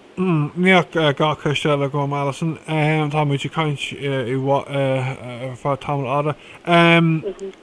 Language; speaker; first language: Irish; non-native, local second language; English